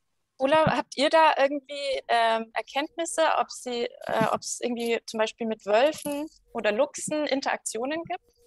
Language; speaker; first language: German; native; German